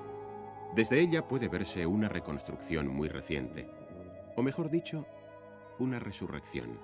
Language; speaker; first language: Spanish; native; Spanish